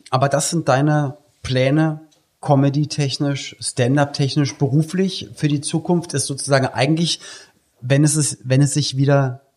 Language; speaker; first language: German; native; German